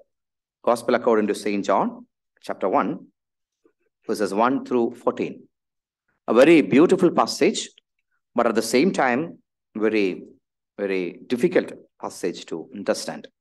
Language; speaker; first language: English; non-native, local second language; Malayalam